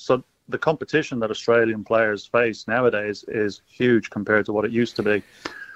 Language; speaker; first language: English; native; English